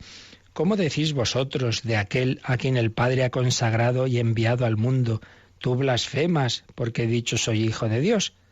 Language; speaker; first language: Spanish; native; Spanish